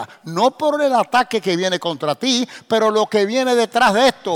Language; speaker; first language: Spanish; native; Spanish